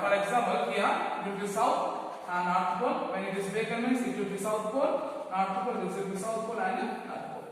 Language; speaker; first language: English; non-native, local second language; Tamil